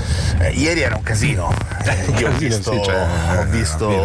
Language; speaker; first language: Italian; native; Italian